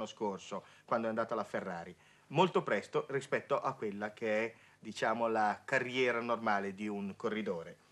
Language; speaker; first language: Italian; native; Italian